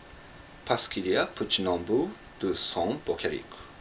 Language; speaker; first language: French; non-native, learner; Japanese